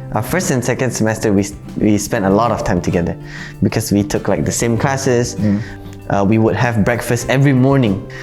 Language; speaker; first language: English; non-native, fluent; Indonesian